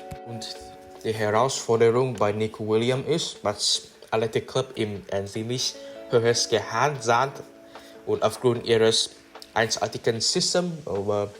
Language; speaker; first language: German; non-native, learner; English